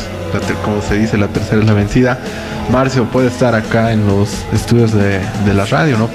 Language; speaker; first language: Spanish; native; Spanish